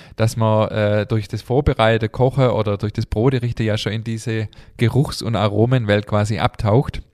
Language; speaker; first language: German; native; German